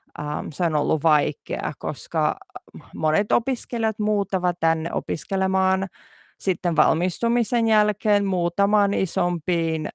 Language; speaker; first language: Finnish; non-native, learner; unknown